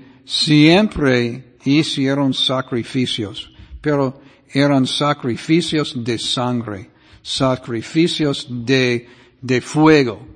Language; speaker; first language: Spanish; non-native, fluent; English